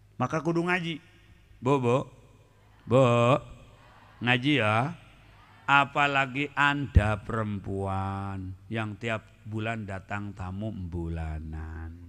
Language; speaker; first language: Indonesian; non-native, local second language; Sundanese